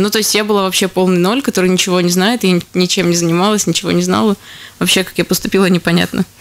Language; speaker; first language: Russian; native; Russian